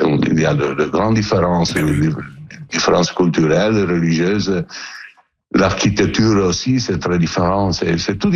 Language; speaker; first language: French; non-native, fluent; Italian